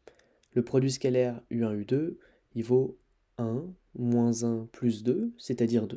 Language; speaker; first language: French; native; French